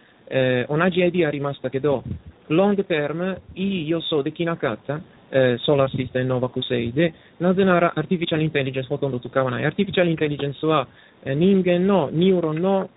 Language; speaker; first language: Japanese; non-native, learner; Italian